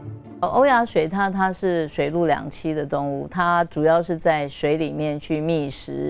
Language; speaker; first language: Chinese; native; Chinese